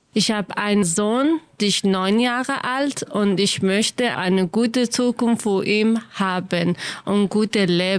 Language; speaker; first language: German; non-native, learner; Kurdish